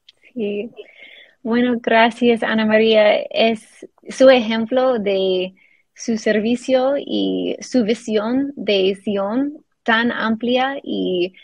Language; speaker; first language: Spanish; non-native, fluent; English